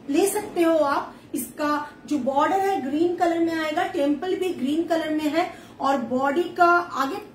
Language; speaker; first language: Hindi; non-native, local second language; Bangla